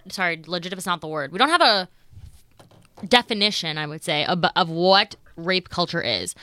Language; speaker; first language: English; native; English